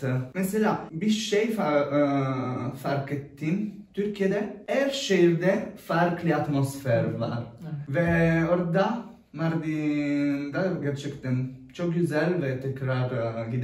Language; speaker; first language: Turkish; non-native, learner; Italian